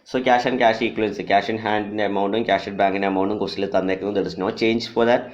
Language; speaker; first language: English; non-native, local second language; Malayalam